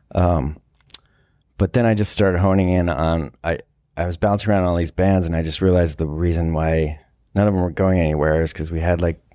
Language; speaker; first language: English; native; English